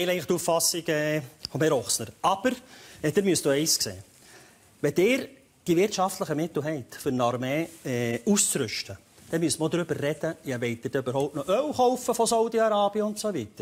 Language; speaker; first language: German; native; German